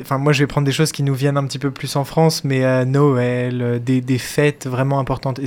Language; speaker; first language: French; native; French